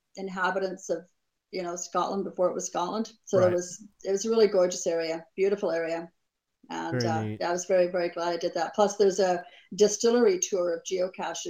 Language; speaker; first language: English; native; English